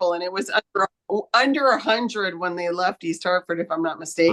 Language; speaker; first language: English; native; English